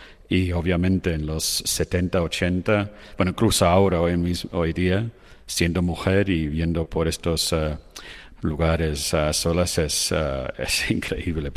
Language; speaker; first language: Spanish; non-native, fluent; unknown